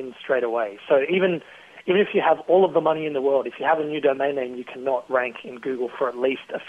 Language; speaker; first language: English; native; English